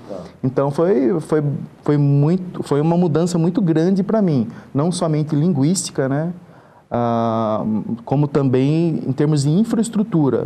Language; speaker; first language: Portuguese; native; Portuguese